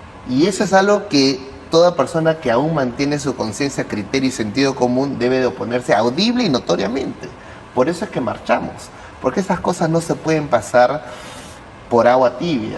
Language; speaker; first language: Spanish; native; Spanish